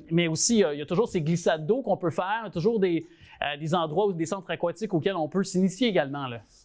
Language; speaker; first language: French; native; French